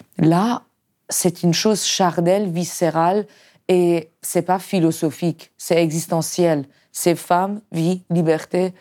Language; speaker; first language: French; non-native, fluent; Persian